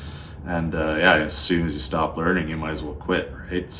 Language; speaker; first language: English; native; English